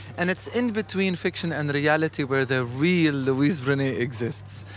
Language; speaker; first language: English; non-native, fluent; Arabic